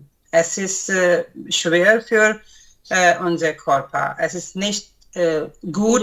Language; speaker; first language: German; non-native, learner; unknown